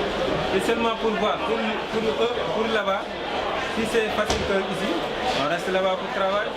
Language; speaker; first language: French; non-native, local second language; Wolof